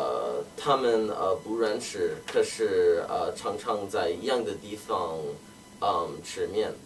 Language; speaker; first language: Chinese; non-native, learner; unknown